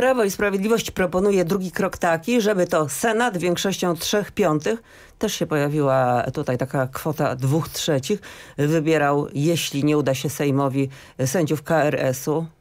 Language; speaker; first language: Polish; native; Polish